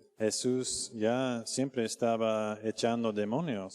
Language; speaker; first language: Spanish; non-native, fluent; English